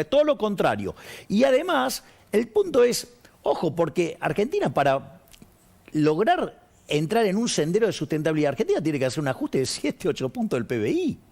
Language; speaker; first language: Spanish; native; Spanish